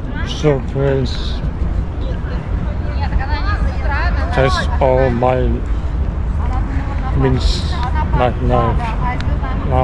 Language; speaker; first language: English; non-native, learner; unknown